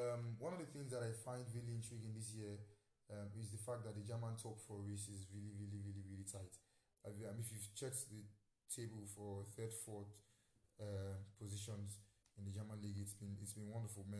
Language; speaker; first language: English; non-native, local second language; Yoruba